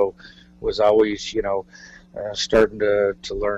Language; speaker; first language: English; native; English